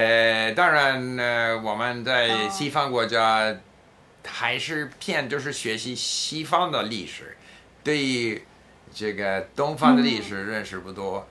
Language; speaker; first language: Chinese; non-native, fluent; English